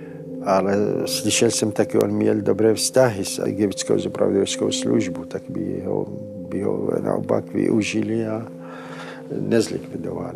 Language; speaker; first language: Czech; non-native, fluent; Arabic